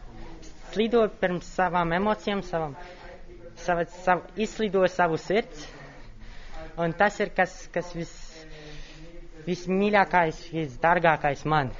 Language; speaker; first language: Latvian; non-native, local second language; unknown